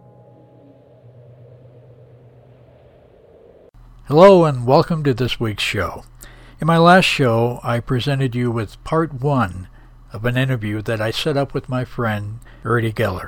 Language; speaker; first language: English; native; English